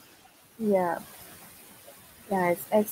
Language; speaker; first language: English; non-native, fluent; Turkish